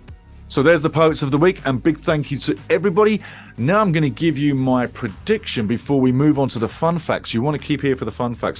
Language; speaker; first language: English; native; English